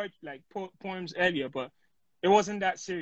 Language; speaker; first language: English; non-native, local second language; Akan